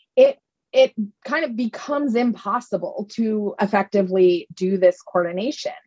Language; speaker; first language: English; native; English